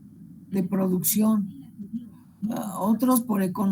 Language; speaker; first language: Spanish; native; Spanish